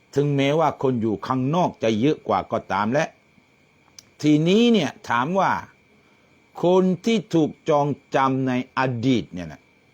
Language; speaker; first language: Thai; non-native, local second language; Malay